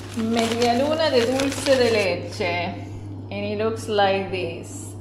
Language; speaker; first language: English; non-native, fluent; Spanish